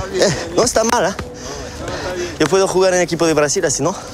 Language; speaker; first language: Spanish; non-native, learner; French